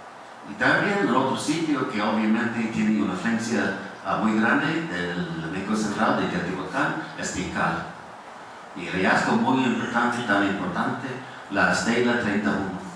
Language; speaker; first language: Spanish; non-native, fluent; English